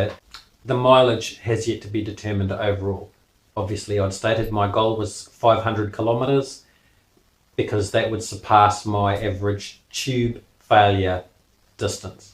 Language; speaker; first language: English; native; English